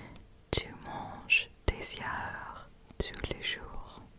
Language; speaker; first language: French; non-native, learner; English